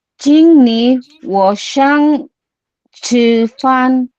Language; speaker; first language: Chinese; non-native, learner; Filipino